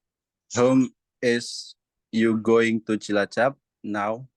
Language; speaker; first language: English; non-native, learner; Indonesian